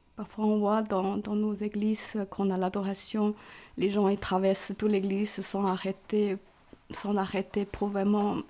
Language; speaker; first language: French; non-native, fluent; Cantonese